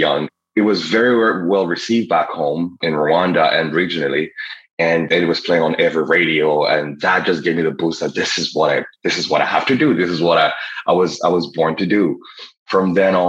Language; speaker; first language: English; non-native, local second language; Kinyarwanda